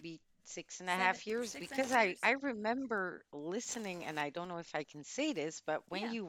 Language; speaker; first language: English; non-native, fluent; Dutch